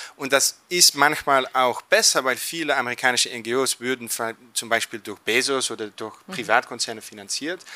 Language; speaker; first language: German; non-native, fluent; Dutch